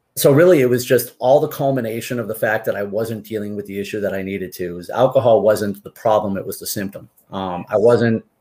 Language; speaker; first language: English; native; English